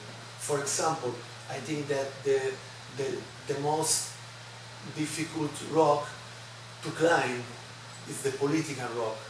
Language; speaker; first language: English; non-native, learner; Italian